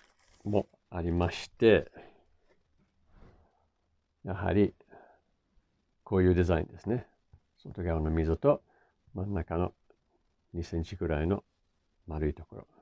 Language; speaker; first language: Japanese; non-native, fluent; English